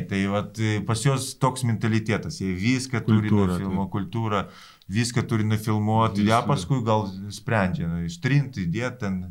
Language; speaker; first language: Lithuanian; non-native, local second language; Polish